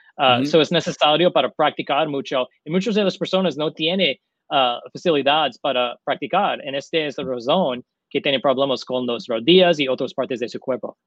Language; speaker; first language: Spanish; non-native, learner; English